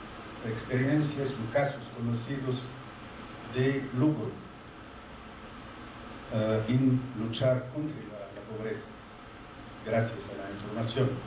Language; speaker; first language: Spanish; non-native, fluent; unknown